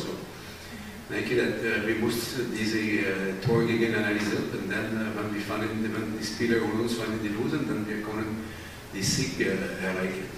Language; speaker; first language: German; non-native, learner; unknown